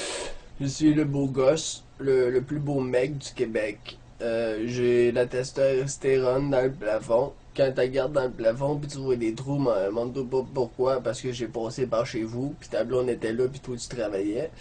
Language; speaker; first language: French; native; French